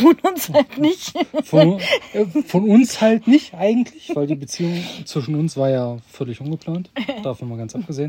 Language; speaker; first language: German; native; German